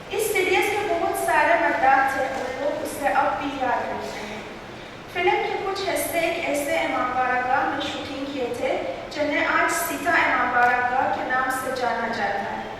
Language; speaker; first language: Urdu; non-native, fluent; Persian